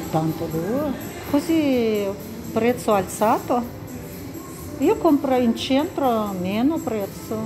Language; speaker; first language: Italian; non-native, learner; Russian